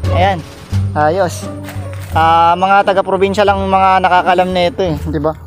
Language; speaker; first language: Filipino; non-native, local second language; Iloko